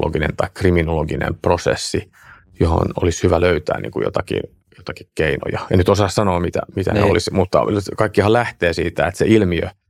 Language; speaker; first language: Finnish; native; Finnish